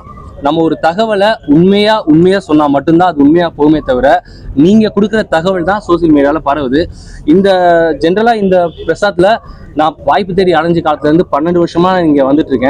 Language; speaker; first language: Tamil; native; Tamil